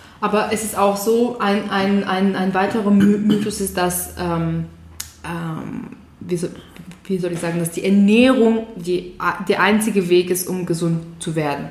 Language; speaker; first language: German; non-native, fluent; Bulgarian